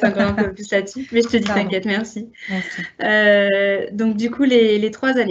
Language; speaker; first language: French; native; French